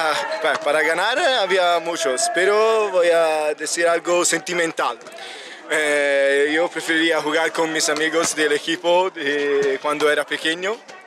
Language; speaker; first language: Spanish; non-native, fluent; Italian